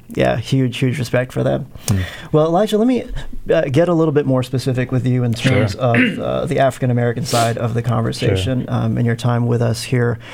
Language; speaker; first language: English; non-native, local second language; Filipino